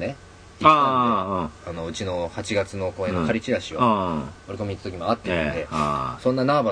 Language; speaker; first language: Japanese; native; Japanese